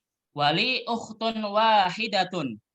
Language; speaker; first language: Arabic; non-native, fluent; Indonesian